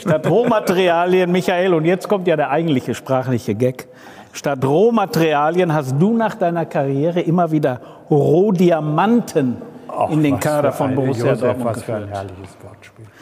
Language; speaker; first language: German; native; German